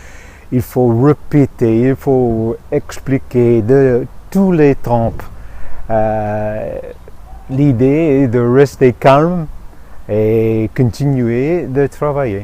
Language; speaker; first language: French; non-native, fluent; English